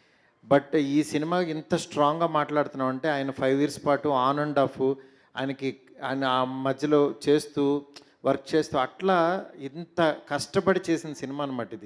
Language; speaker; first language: Telugu; native; Telugu